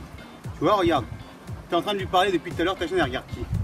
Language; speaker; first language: French; native; French